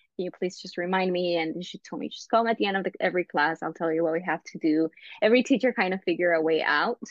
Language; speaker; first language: English; non-native, fluent; Spanish